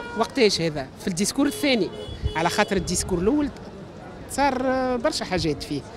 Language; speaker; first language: Arabic; native; Arabic